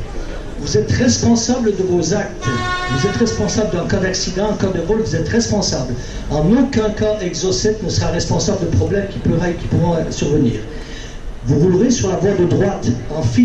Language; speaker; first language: French; native; French